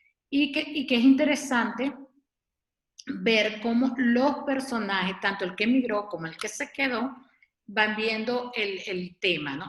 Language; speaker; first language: Spanish; native; Spanish